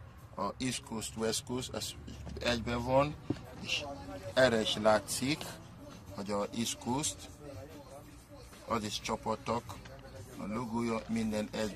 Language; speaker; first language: Hungarian; non-native, learner; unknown